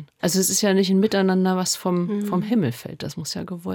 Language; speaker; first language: German; native; German